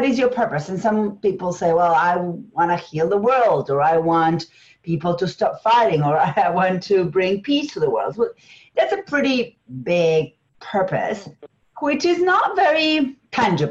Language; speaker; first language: English; non-native, fluent; Spanish